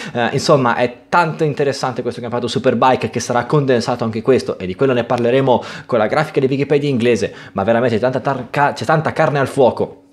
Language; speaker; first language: Italian; native; Italian